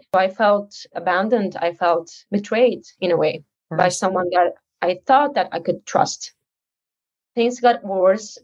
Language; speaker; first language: English; early bilingual, other home language; Uzbek